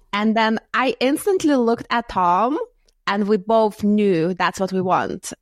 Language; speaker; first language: English; non-native, fluent; Lithuanian